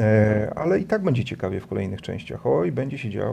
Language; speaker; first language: Polish; native; Polish